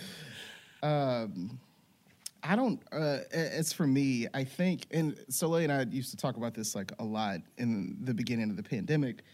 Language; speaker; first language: English; native; English